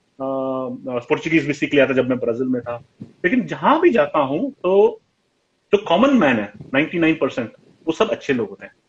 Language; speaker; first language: Hindi; non-native, local second language; Tamil